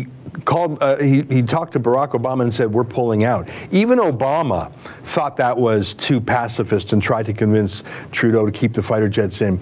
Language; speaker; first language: English; native; English